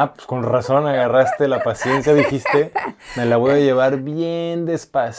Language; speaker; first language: Spanish; native; Spanish